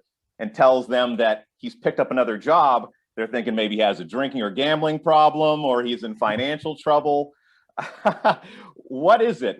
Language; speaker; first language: English; native; English